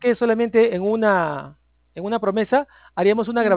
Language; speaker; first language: Spanish; native; Spanish